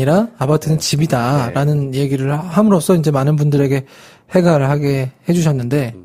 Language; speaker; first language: Korean; native; Korean